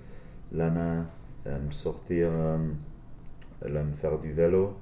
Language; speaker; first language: French; non-native, learner; English